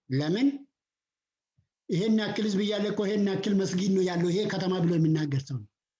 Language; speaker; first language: Amharic; non-native, local second language; Oromo